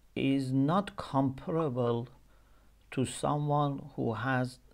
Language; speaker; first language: English; non-native, fluent; Persian